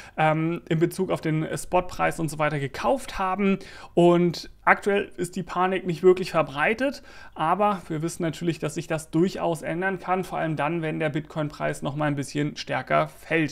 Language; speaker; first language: German; native; German